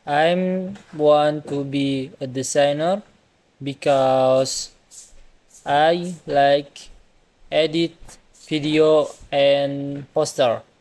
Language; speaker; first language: English; non-native, learner; Indonesian